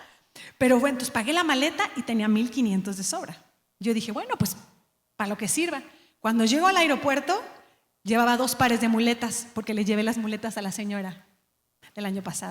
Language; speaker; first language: Spanish; native; Spanish